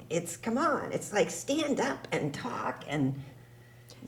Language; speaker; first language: English; native; English